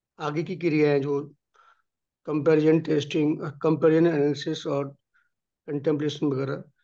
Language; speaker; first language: Hindi; native; Hindi